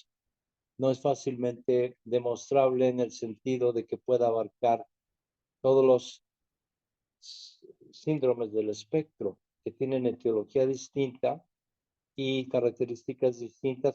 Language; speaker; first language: Spanish; native; Spanish